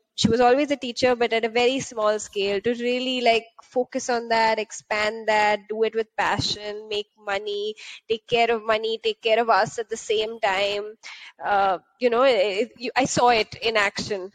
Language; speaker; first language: English; non-native, local second language; Hindi